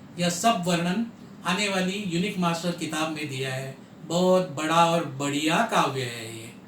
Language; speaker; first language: Hindi; non-native, local second language; Marathi